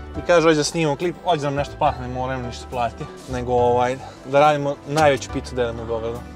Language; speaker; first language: Serbian; native; Serbian